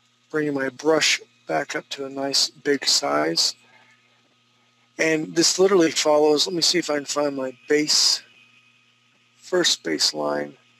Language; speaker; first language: English; native; English